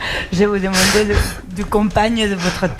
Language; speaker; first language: French; non-native, fluent; Spanish